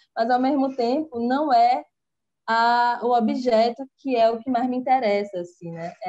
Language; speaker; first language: Portuguese; native; Portuguese